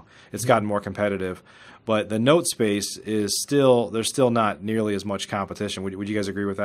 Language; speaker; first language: English; native; English